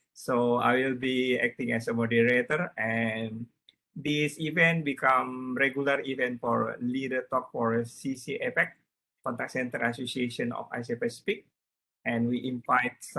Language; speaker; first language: English; non-native, learner; Indonesian